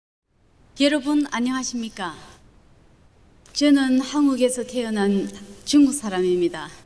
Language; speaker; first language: Korean; early bilingual, other home language; Chinese